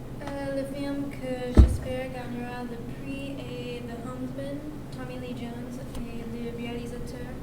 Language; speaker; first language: French; non-native, learner; English